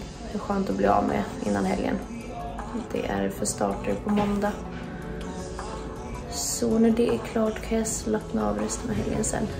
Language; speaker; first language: Swedish; native; Swedish